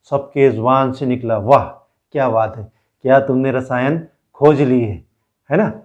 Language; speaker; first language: Hindi; non-native, local second language; Marathi